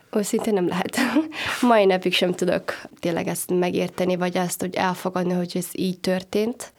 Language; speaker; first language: Hungarian; non-native, fluent; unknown